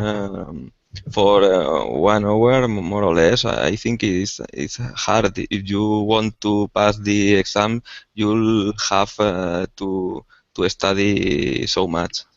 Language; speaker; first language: English; non-native, learner; Spanish